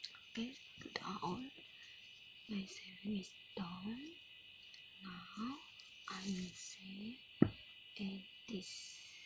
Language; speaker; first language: English; non-native, learner; Indonesian